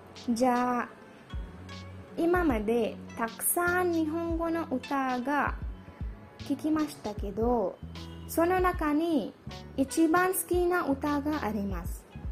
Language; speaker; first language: Japanese; non-native, learner; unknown